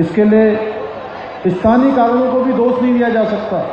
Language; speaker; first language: Hindi; native; Hindi